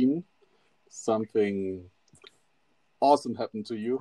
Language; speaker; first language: English; non-native, fluent; German